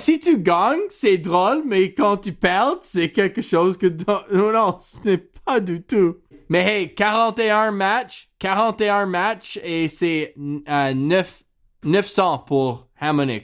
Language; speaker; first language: French; non-native, learner; English